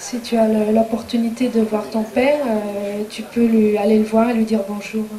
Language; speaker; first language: French; native; French